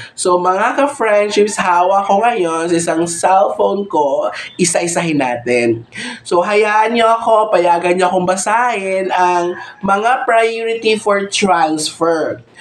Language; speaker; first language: Filipino; non-native, local second language; Cebuano